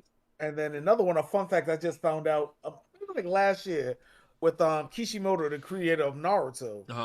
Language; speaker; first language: English; native; English